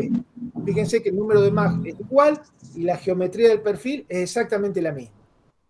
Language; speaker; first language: Spanish; native; Spanish